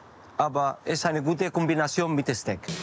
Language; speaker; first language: German; non-native, learner; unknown